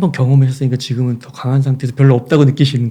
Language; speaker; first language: Korean; native; Korean